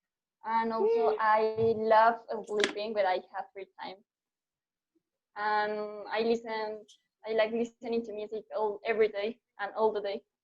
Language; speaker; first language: English; non-native, learner; Spanish